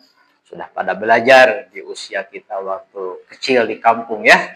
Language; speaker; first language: Indonesian; native; Indonesian